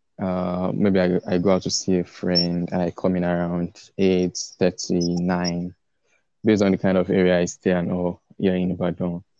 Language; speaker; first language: English; non-native, local second language; Yoruba